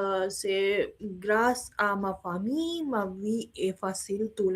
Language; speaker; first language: French; non-native, learner; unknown